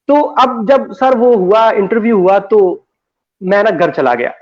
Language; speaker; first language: Hindi; non-native, local second language; Punjabi